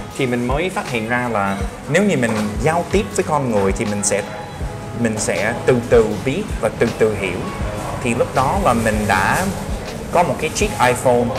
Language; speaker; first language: Vietnamese; non-native, fluent; English